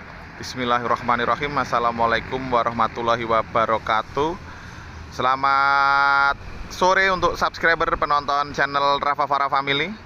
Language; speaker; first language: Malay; non-native, local second language; Javanese